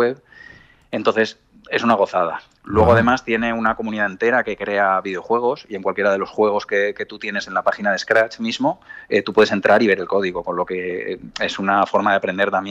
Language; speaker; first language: Spanish; native; Spanish